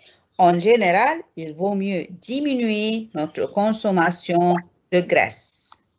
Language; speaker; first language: French; non-native, fluent; Arabic